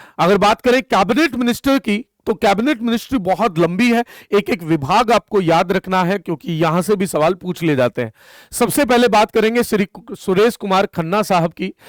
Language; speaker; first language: Hindi; native; Hindi